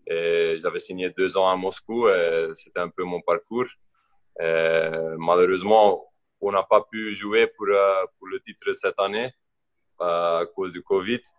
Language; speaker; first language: French; non-native, local second language; Dutch